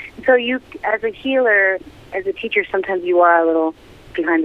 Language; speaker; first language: English; native; English